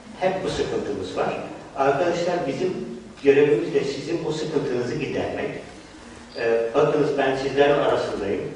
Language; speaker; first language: Turkish; non-native, fluent; English